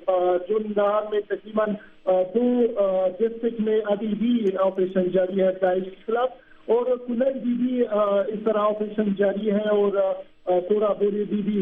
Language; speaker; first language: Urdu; non-native, fluent; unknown